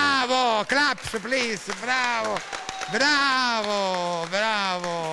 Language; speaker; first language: English; non-native, learner; Italian